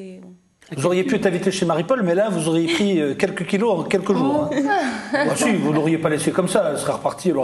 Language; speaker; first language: French; native; French